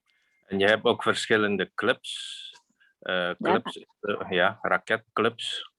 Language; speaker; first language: Dutch; non-native, fluent; Indonesian